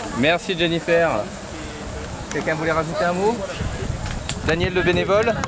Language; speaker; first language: French; native; French